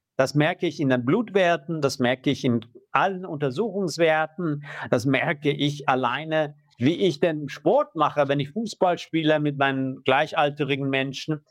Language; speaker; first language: German; non-native, fluent; Persian